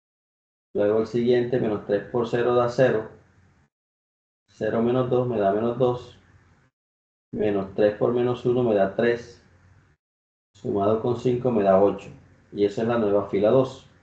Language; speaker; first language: Spanish; native; Spanish